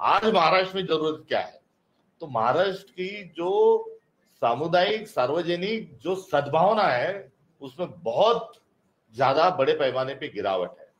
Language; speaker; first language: Hindi; non-native, local second language; Marathi